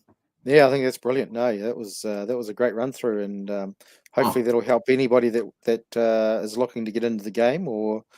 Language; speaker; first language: English; native; English